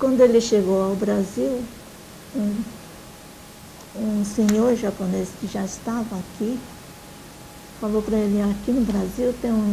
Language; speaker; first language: Portuguese; early bilingual, other home language; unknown